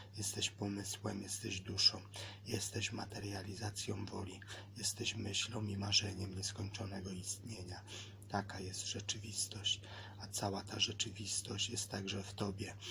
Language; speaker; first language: Polish; native; Polish